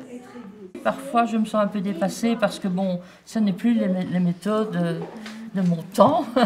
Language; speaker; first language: French; native; French